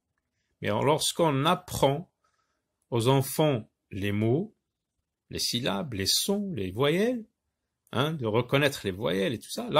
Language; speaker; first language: French; non-native, local second language; Arabic